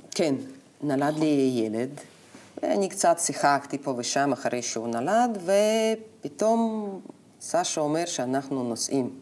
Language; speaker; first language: Hebrew; non-native, fluent; Russian